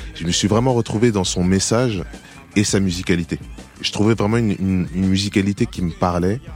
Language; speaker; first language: French; native; French